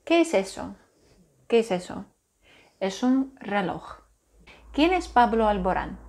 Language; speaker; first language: Spanish; non-native, fluent; Russian